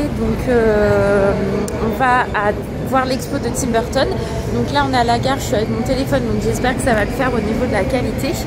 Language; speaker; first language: French; native; French